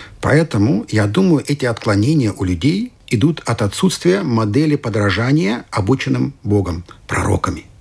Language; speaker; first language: Russian; non-native, fluent; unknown